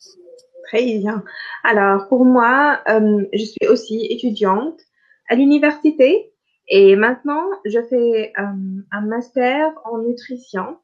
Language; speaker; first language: French; non-native, local second language; Arabic